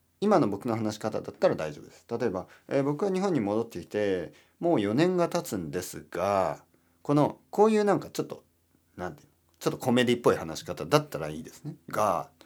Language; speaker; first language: Japanese; native; Japanese